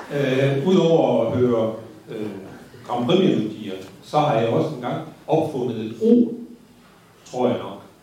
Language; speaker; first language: Danish; native; Danish